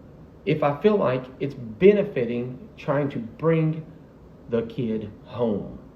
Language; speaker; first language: English; native; English